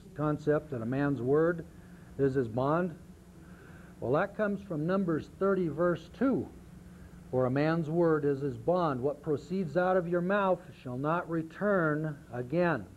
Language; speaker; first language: English; native; English